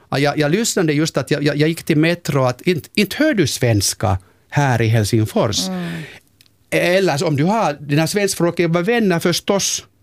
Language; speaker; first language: Swedish; non-native, local second language; Finnish